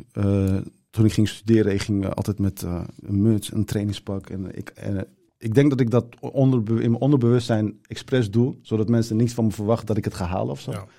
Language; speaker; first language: Dutch; early bilingual, other home language; Turkish